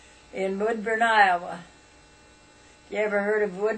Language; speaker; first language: English; native; English